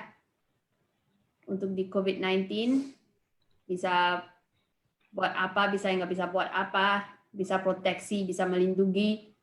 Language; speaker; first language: Indonesian; non-native, fluent; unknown